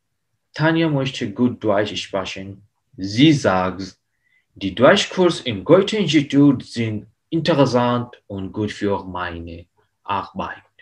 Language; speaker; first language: German; non-native, learner; Hindi